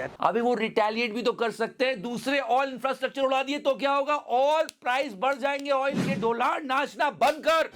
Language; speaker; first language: Hindi; native; Hindi